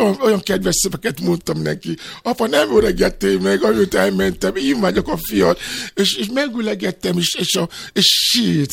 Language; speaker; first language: Hungarian; non-native, learner; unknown